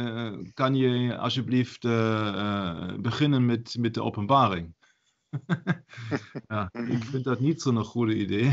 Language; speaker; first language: Dutch; non-native, fluent; German